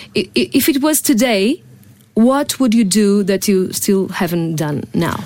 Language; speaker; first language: English; non-native, fluent; Portuguese